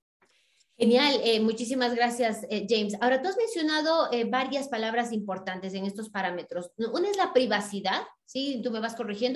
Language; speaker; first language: Spanish; native; Spanish